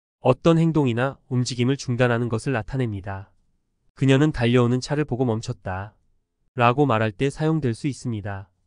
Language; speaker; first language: Korean; native; Korean